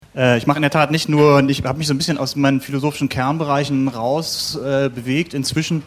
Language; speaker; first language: German; native; German